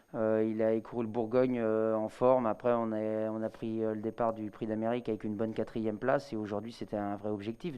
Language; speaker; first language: French; native; French